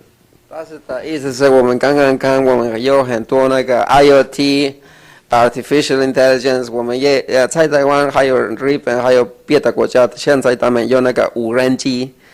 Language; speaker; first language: Chinese; non-native, fluent; Spanish